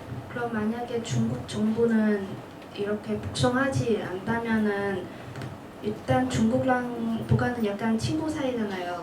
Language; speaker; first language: Korean; non-native, fluent; Cantonese